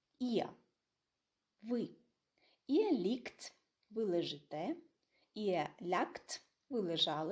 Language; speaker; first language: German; non-native, fluent; Ukrainian